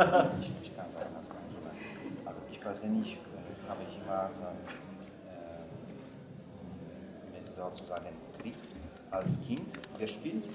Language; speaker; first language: German; non-native, learner; Polish